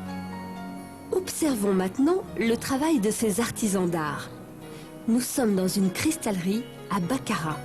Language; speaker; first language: French; native; French